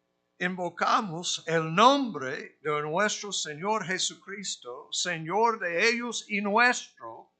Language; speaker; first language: Spanish; non-native, fluent; English